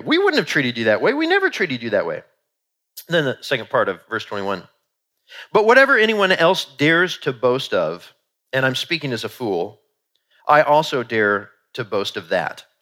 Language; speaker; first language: English; native; English